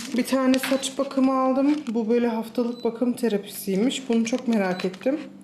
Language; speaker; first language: Turkish; early bilingual, heritage; Turkish